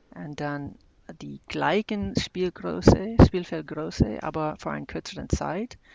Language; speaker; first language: German; non-native, learner; English